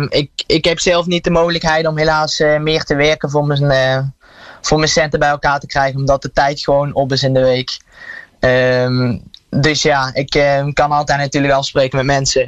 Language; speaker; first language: Dutch; native; Dutch